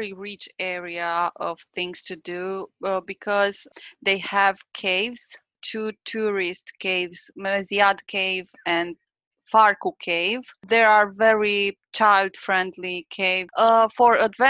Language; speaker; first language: English; non-native, learner; Romanian